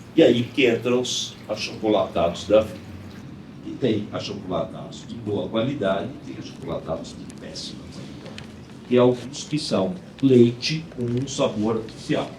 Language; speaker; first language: Portuguese; native; Portuguese